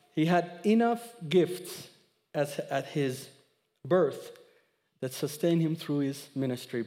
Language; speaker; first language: English; non-native, fluent; Persian